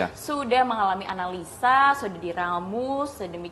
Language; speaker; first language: Indonesian; native; Indonesian